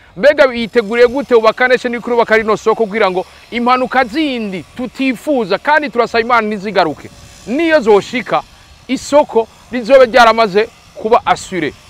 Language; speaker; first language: Rundi; native; Rundi